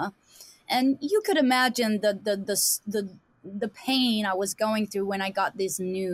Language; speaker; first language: English; non-native, fluent; Danish